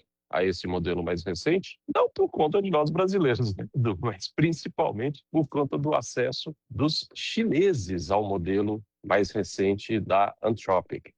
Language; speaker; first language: Portuguese; native; Portuguese